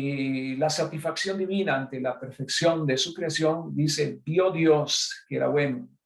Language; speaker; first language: Spanish; native; Spanish